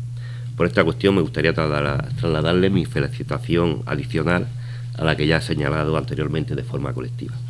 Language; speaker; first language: Spanish; native; Spanish